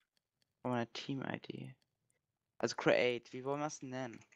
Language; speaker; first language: German; native; German